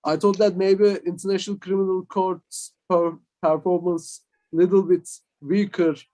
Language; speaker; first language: English; non-native, fluent; Turkish